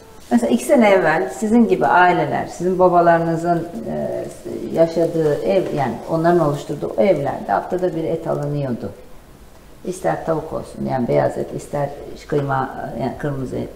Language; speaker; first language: Turkish; native; Turkish